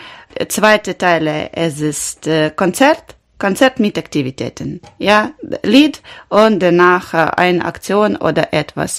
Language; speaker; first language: German; non-native, learner; Ukrainian